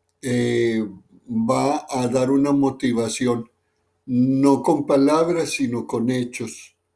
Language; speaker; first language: Spanish; native; Spanish